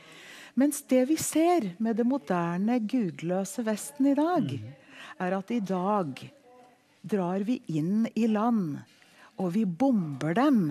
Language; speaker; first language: Norwegian; early bilingual, heritage; Norwegian